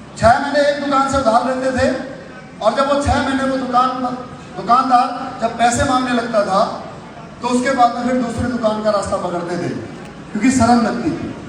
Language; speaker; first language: Hindi; native; Hindi